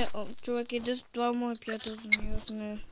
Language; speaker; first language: Bulgarian; non-native, learner; English